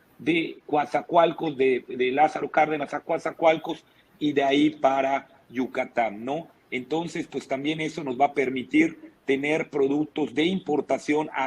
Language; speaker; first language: Spanish; native; Spanish